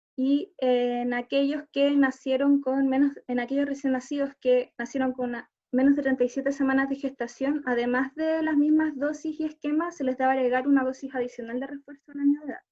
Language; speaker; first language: Spanish; native; Spanish